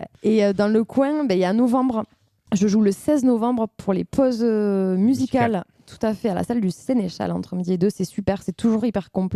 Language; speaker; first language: French; native; French